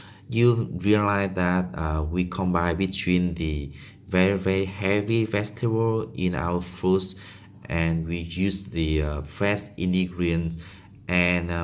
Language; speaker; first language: English; non-native, learner; Vietnamese